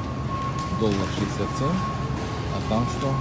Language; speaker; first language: Russian; native; Russian